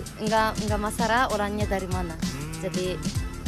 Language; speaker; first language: Indonesian; non-native, learner; Japanese